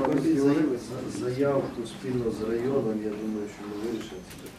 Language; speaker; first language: Ukrainian; native; Ukrainian